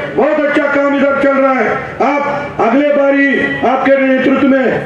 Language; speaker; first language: Hindi; non-native, local second language; Marathi